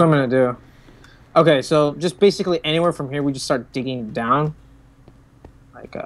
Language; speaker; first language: English; native; English